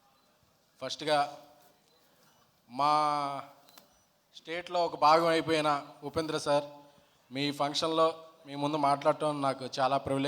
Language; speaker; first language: Telugu; native; Telugu